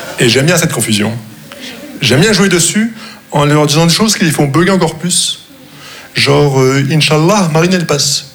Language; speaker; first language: French; non-native, local second language; Arabic